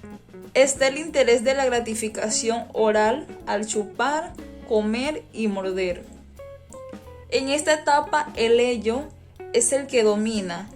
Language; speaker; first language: Spanish; native; Spanish